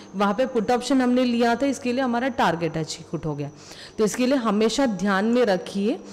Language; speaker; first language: Hindi; non-native, local second language; Malayalam